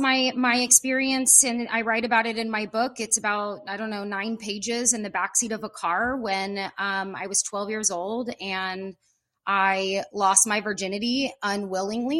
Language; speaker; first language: English; native; English